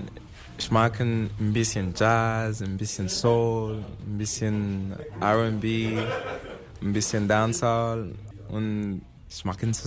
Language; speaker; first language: German; non-native, learner; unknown